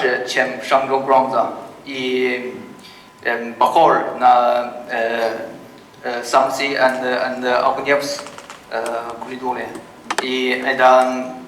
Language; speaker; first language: Russian; non-native, learner; Chinese